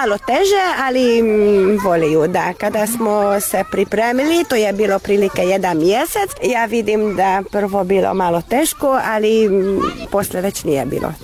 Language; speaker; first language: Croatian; non-native, local second language; Hungarian